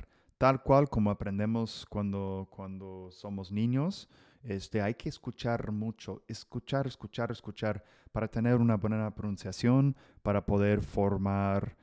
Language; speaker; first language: Spanish; non-native, fluent; English